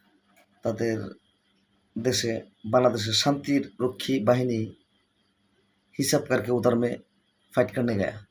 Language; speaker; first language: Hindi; non-native, learner; Bangla